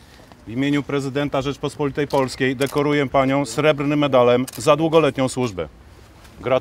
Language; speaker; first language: Polish; native; Polish